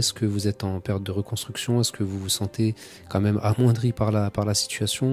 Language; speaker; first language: French; native; French